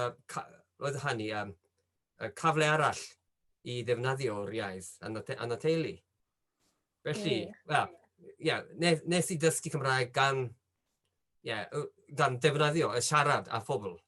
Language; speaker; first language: Welsh; non-native, fluent; Japanese